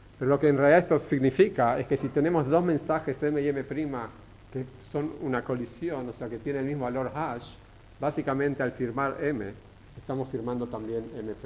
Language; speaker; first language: Spanish; native; Spanish